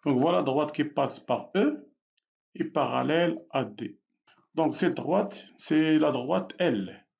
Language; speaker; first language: French; non-native, local second language; Arabic